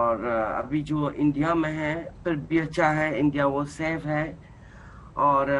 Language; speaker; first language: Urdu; non-native, learner; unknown